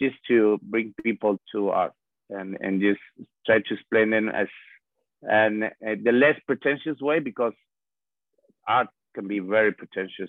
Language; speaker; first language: English; non-native, fluent; Spanish